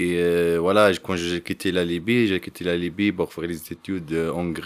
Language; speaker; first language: French; non-native, learner; Arabic